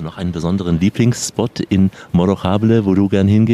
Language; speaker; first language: German; native; German